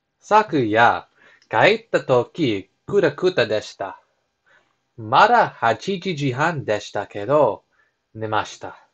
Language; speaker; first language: Japanese; non-native, learner; English